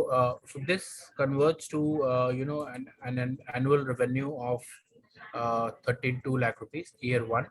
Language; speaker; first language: English; non-native, local second language; Hindi